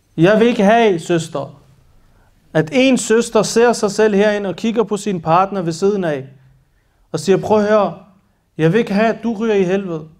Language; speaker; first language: Danish; early bilingual, other home language; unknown